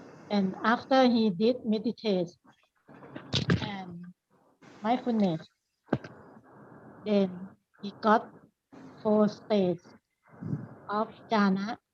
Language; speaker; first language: English; non-native, learner; Thai